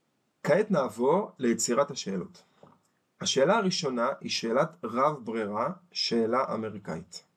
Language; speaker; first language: Hebrew; native; Hebrew